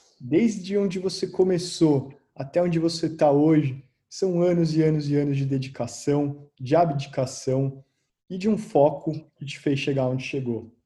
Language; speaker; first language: Portuguese; native; Portuguese